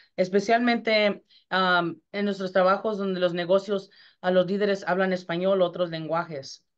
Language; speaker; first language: Spanish; early bilingual, heritage; Spanish